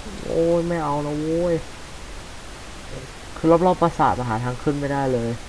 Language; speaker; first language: Thai; native; Thai